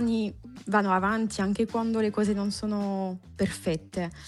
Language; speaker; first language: Italian; non-native, fluent; French